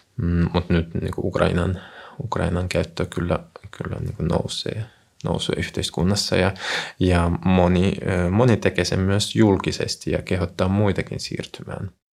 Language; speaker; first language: Finnish; non-native, fluent; Russian